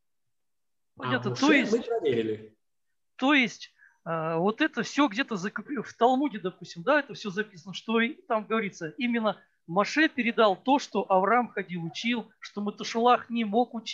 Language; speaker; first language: Russian; native; Russian